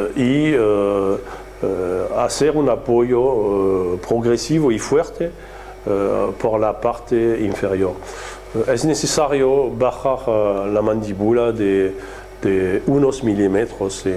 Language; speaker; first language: Spanish; non-native, fluent; French